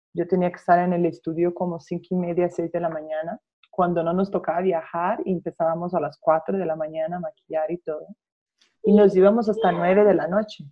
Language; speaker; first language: Spanish; non-native, fluent; Portuguese